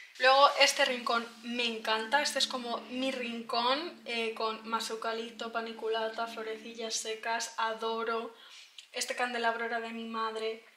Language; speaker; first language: Spanish; native; Spanish